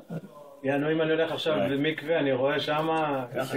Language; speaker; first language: Hebrew; native; Hebrew